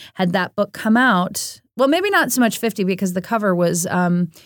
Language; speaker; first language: English; native; English